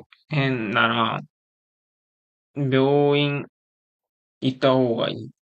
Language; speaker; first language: Japanese; non-native, learner; Korean